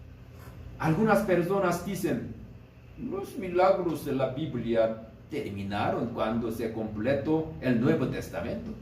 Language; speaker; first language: Spanish; non-native, learner; Korean